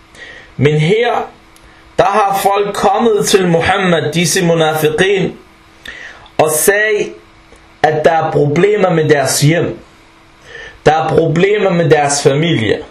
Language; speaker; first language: Danish; early bilingual, other home language; Arabic